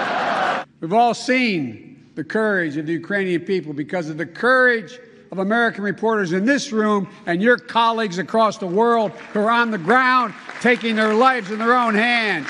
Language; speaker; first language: English; native; English